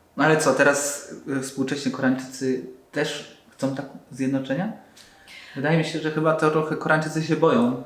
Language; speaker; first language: Polish; native; Polish